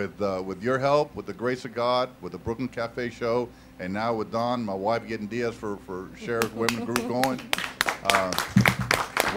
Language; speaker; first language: English; native; English